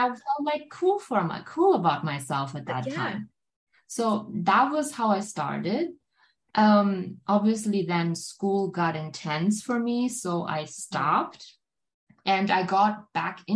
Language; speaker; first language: English; non-native, fluent; German